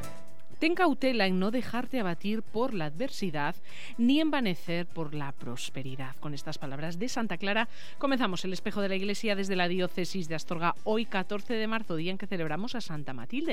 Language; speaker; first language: Spanish; native; Spanish